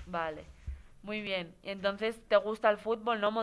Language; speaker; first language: Spanish; native; Spanish